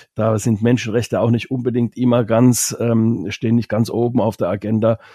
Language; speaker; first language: German; non-native, fluent; Finnish